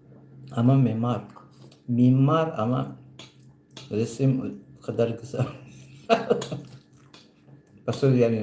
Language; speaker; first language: Turkish; non-native, learner; Filipino